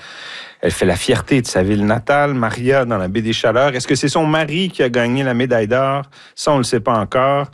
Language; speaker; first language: French; native; French